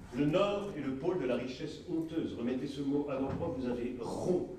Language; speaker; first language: French; native; French